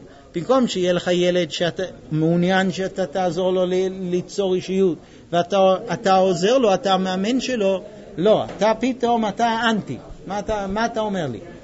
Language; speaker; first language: Hebrew; native; Hebrew